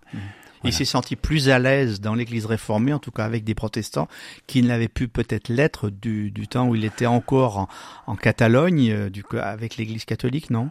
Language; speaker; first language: French; native; French